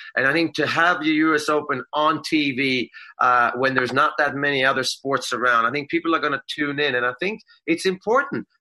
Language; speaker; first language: English; non-native, fluent; Swedish